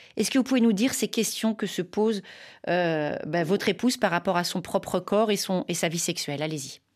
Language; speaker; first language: French; native; French